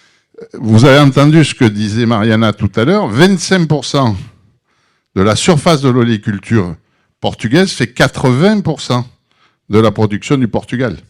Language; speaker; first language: French; native; French